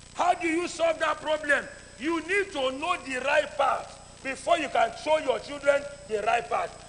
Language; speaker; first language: English; non-native, local second language; Yoruba